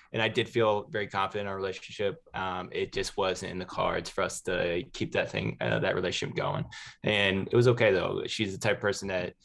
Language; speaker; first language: English; native; English